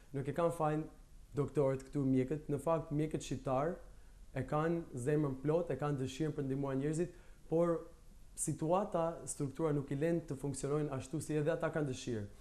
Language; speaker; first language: Albanian; early bilingual, heritage; Albanian